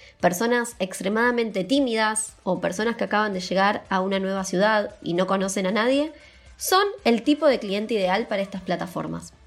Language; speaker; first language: Spanish; native; Spanish